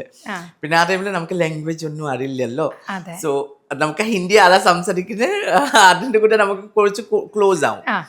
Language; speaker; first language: Malayalam; non-native, learner; Assamese